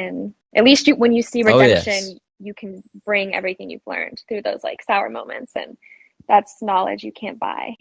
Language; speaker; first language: English; native; English